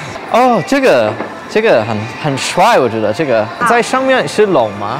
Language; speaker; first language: Chinese; non-native, learner; English